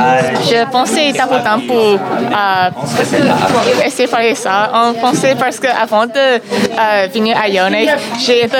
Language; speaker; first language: French; non-native, learner; English